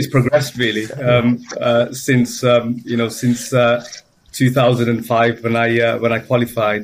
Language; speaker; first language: English; native; English